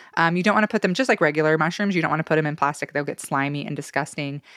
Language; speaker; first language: English; native; English